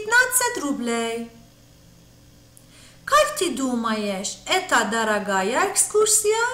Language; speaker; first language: Russian; non-native, fluent; Persian